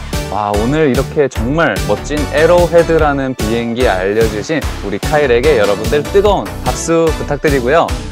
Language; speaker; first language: Korean; native; Korean